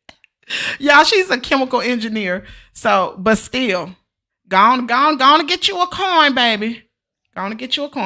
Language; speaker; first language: English; native; English